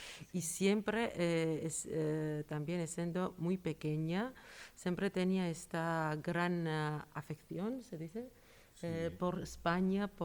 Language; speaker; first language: Spanish; non-native, fluent; Georgian